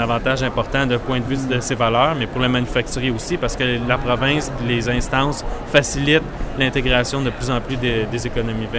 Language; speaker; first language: French; native; French